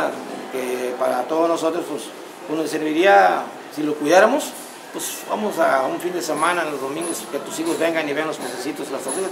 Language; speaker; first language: Spanish; native; Spanish